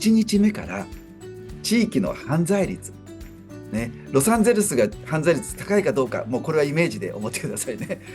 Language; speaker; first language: Japanese; native; Japanese